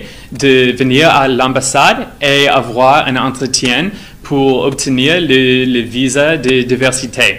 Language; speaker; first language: French; non-native, fluent; English